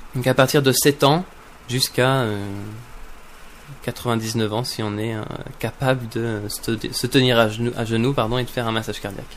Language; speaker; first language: French; native; French